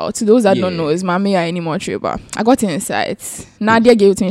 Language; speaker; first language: English; non-native, local second language; Akan